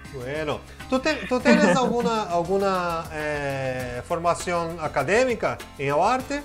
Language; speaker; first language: Spanish; non-native, learner; Portuguese